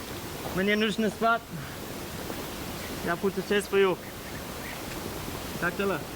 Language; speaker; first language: Russian; non-native, learner; English